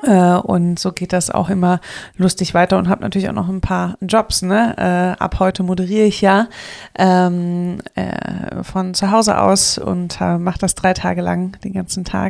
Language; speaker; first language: German; native; German